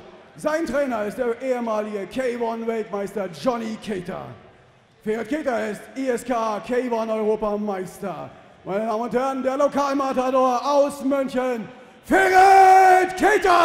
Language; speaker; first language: German; native; German